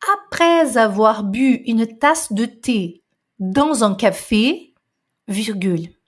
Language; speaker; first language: French; non-native, fluent; Portuguese